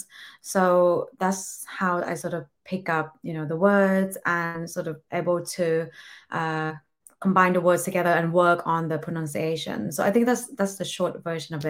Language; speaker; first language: English; non-native, fluent; Thai